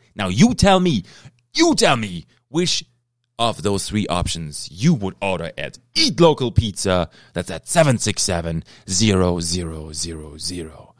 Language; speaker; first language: English; non-native, fluent; German